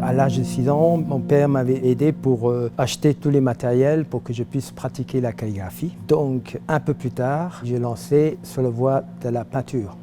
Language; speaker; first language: French; non-native, fluent; Chinese